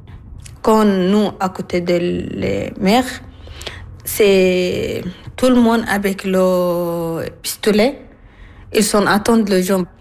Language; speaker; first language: French; non-native, learner; Arabic